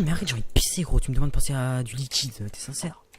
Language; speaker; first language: French; native; French